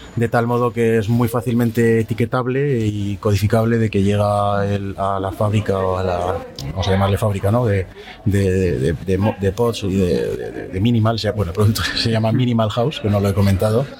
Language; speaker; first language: Spanish; native; Spanish